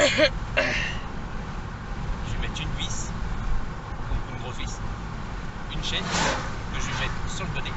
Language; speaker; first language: French; native; French